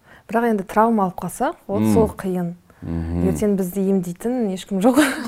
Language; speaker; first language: Kazakh; native; Kazakh